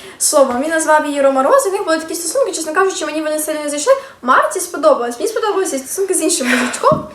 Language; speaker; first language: Ukrainian; native; Ukrainian